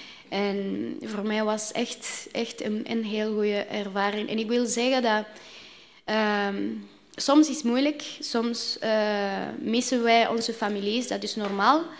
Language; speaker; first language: Dutch; non-native, learner; Spanish